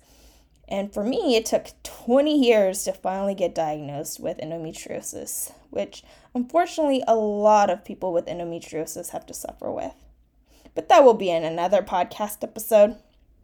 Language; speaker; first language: English; early bilingual, other home language; Chinese